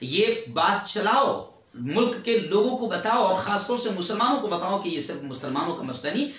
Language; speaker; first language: Urdu; native; Urdu